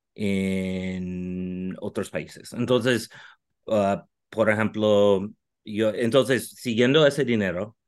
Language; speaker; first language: Spanish; non-native, fluent; English